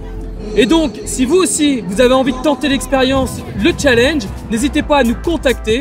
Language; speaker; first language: French; native; French